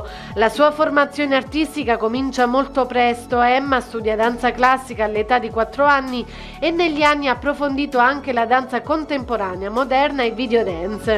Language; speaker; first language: Italian; native; Italian